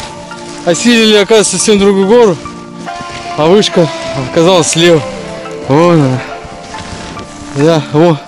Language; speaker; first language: Russian; native; Russian